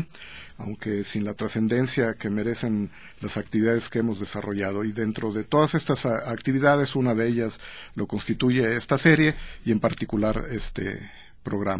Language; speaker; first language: Spanish; native; Spanish